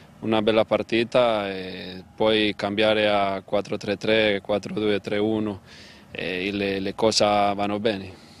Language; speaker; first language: Italian; non-native, learner; Spanish